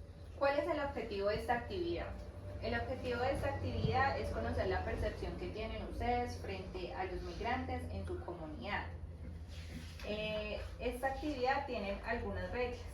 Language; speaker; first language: Spanish; native; Spanish